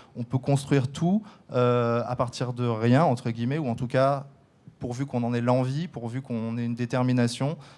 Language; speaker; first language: French; native; French